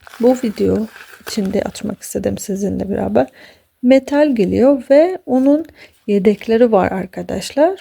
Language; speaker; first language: Turkish; non-native, fluent; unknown